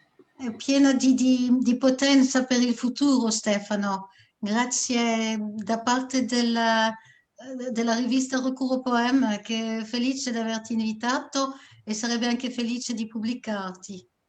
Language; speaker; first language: Italian; non-native, fluent; French